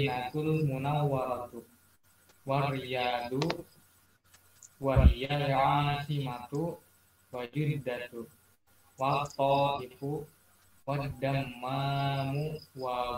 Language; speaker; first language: Arabic; non-native, learner; Indonesian